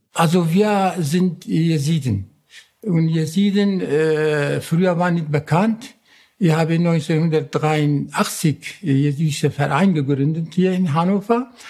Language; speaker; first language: German; non-native, learner; Kurdish